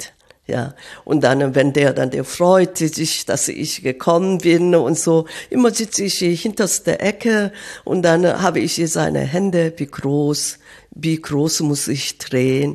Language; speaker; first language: German; non-native, fluent; Korean